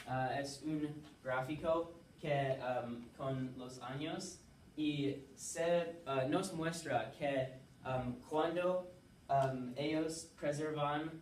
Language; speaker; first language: Spanish; non-native, learner; English